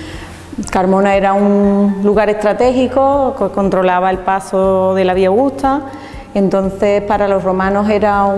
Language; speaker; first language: Spanish; native; Spanish